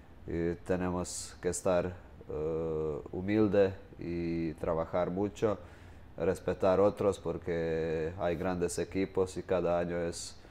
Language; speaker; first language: Spanish; non-native, fluent; Croatian